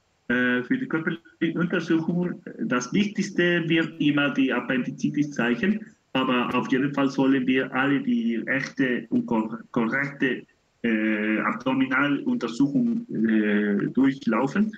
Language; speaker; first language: German; non-native, learner; Spanish